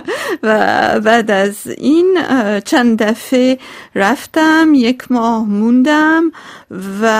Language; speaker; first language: Persian; non-native, local second language; Armenian